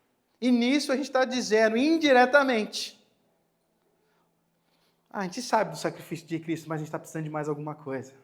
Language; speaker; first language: Portuguese; native; Portuguese